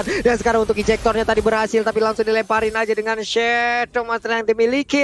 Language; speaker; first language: Indonesian; native; Indonesian